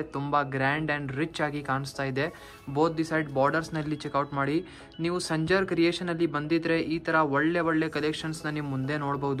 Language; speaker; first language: Kannada; native; Kannada